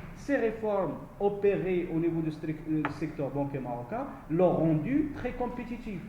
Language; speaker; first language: French; non-native, local second language; Arabic